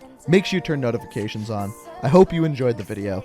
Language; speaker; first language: English; native; English